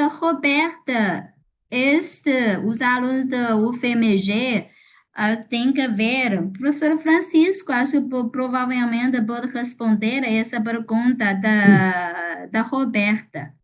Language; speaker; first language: Portuguese; non-native, fluent; Chinese